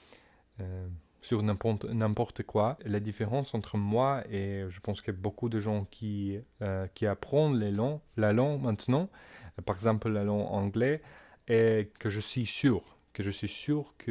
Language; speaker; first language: French; non-native, learner; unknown